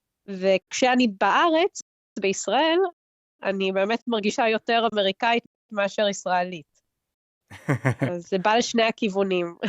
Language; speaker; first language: Hebrew; early bilingual, heritage; Hebrew